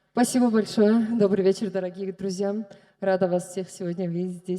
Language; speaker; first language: Russian; non-native, local second language; Tajik